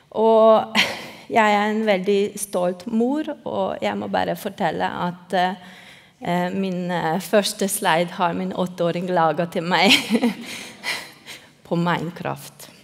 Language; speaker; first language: Norwegian; non-native, fluent; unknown